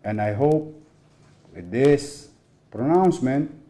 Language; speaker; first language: English; non-native, local second language; Filipino